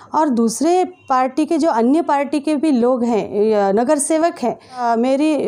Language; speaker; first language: Hindi; native; Hindi